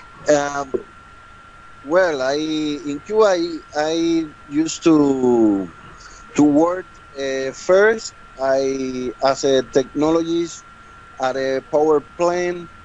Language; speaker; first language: English; non-native, learner; Spanish